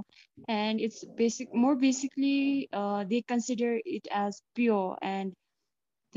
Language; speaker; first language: English; non-native, local second language; Tibetan